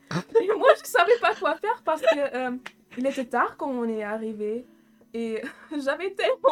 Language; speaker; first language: French; non-native, fluent; German